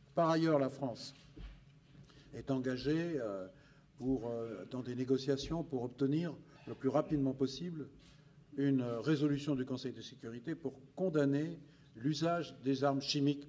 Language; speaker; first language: French; native; French